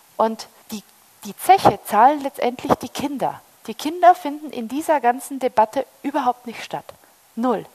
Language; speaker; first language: German; early bilingual, heritage; German